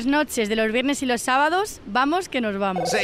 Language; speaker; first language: Spanish; native; Spanish